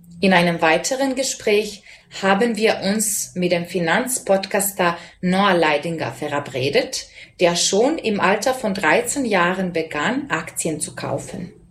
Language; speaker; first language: German; non-native, fluent; Serbian